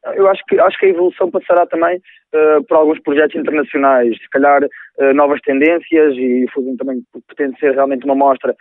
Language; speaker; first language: Portuguese; native; Portuguese